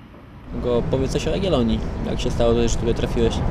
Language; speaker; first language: Polish; native; Polish